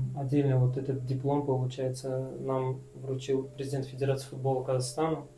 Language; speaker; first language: Russian; non-native, local second language; Kazakh